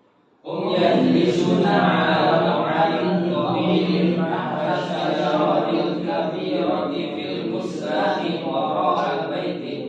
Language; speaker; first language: Arabic; non-native, learner; Indonesian